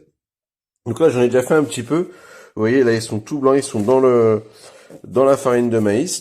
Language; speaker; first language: French; native; French